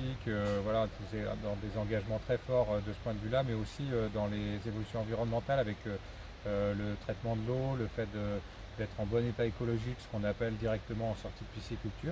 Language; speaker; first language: French; native; French